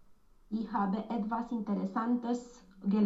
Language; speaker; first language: German; non-native, learner; Romanian